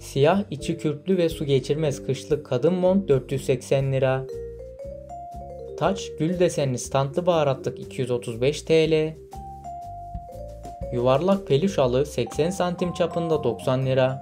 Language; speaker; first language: Turkish; native; Turkish